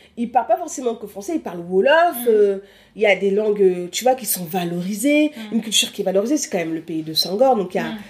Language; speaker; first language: French; early bilingual, other home language; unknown